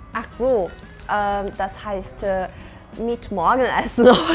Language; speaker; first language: German; non-native, fluent; Chinese